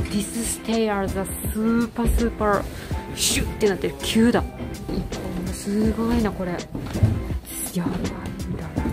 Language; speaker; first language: Japanese; native; Japanese